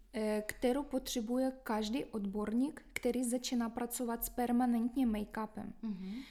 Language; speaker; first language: Czech; non-native, fluent; Ukrainian